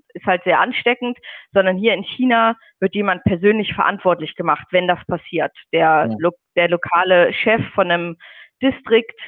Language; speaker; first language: German; native; German